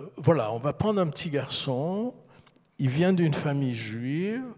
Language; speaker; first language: French; early bilingual, heritage; French